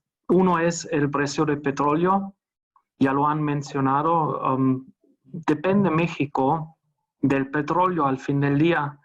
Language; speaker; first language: Spanish; non-native, fluent; German